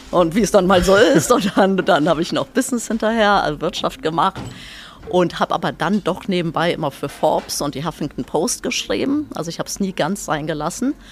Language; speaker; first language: German; early bilingual, other home language; Polish